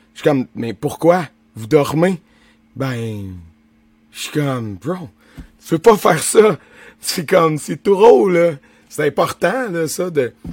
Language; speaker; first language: French; native; French